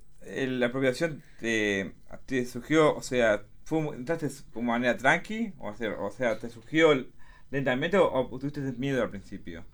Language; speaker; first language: Spanish; native; Spanish